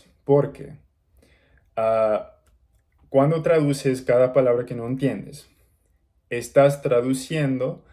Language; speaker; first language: Spanish; non-native, learner; English